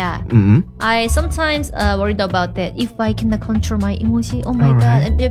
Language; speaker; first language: English; non-native, learner; Korean